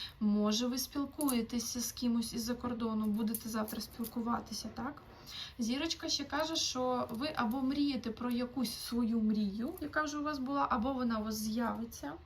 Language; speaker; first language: Ukrainian; non-native, local second language; Russian